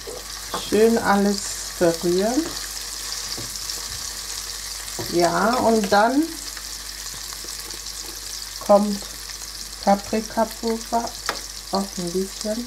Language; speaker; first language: German; non-native, fluent; Akan